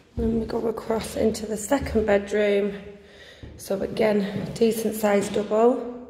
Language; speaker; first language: English; native; English